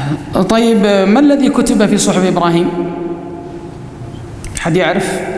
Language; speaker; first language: Arabic; native; Arabic